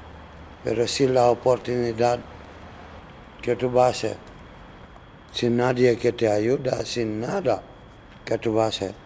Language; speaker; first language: Spanish; non-native, learner; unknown